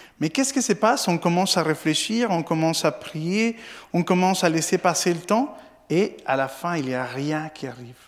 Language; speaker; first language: French; non-native, fluent; Spanish